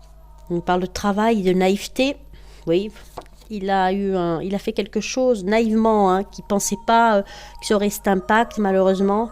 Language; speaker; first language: French; native; French